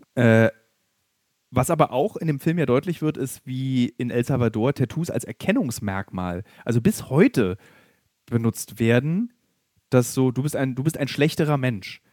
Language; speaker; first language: German; native; German